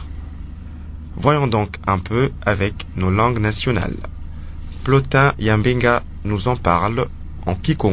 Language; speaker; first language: French; non-native, local second language; Lingala